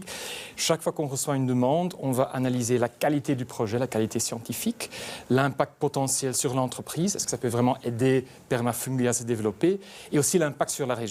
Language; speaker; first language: French; native; French